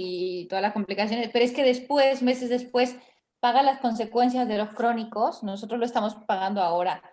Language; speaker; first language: Spanish; native; Spanish